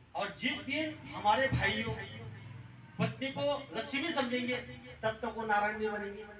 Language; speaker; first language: Hindi; non-native, local second language; Marathi